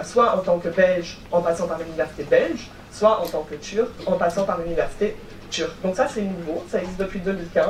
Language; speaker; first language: French; native; French